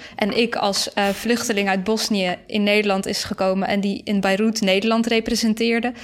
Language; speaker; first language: Dutch; early bilingual, other home language; Bosnian